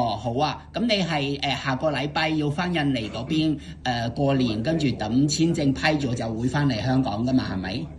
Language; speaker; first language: Cantonese; native; Cantonese